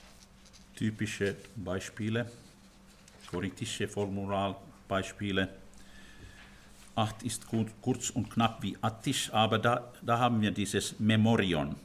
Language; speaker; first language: German; non-native, fluent; Finnish